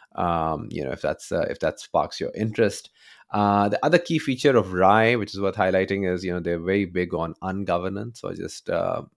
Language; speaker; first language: English; non-native, local second language; Urdu